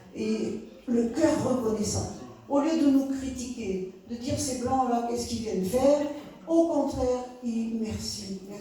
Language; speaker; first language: French; native; French